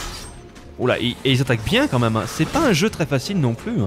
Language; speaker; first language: French; native; French